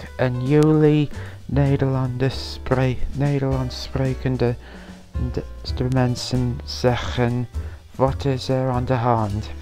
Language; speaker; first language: Dutch; non-native, learner; English